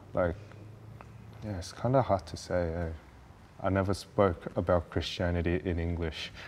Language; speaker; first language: English; early bilingual, other home language; Korean